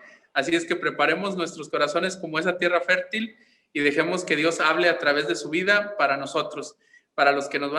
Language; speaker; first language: Spanish; native; Spanish